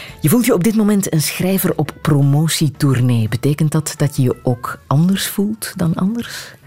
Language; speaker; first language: Dutch; native; Dutch